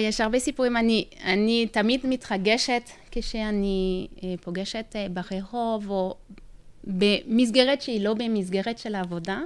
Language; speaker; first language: Hebrew; non-native, fluent; French